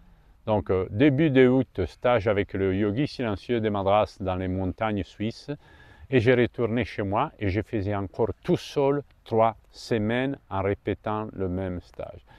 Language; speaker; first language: French; non-native, fluent; Italian